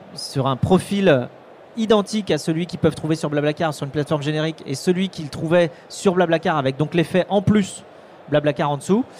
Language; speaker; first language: French; native; French